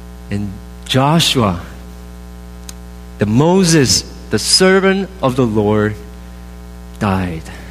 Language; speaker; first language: English; non-native, fluent; Korean